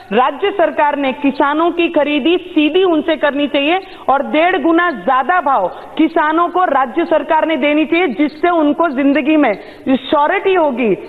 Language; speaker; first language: Hindi; non-native, local second language; Punjabi